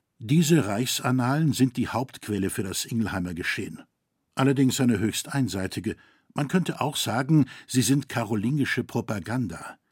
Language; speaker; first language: German; native; German